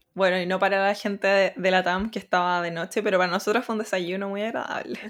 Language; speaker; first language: Spanish; native; Spanish